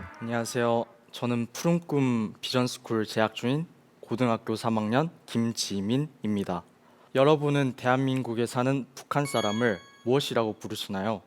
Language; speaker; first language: Korean; early bilingual, other home language; Chinese